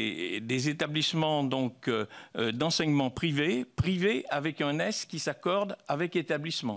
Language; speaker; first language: French; native; French